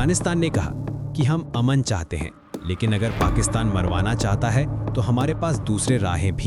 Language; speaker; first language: Hindi; native; Hindi